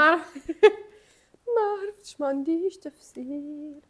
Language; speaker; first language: Arabic; native; Arabic